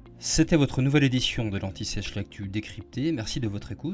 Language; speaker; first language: French; native; French